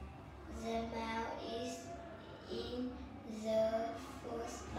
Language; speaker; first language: English; non-native, learner; Vietnamese